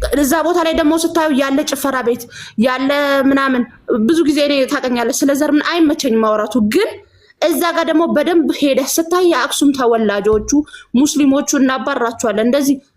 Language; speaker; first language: Amharic; non-native, local second language; Tigrinya